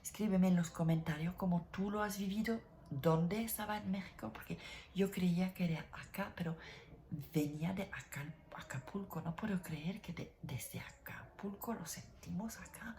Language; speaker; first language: Spanish; non-native, learner; French